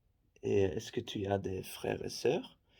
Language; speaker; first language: French; non-native, fluent; Faroese